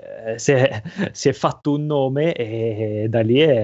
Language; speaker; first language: Italian; native; Italian